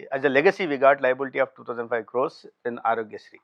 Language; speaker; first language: English; non-native, local second language; Telugu